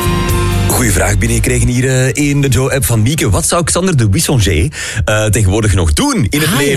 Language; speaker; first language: Dutch; native; Dutch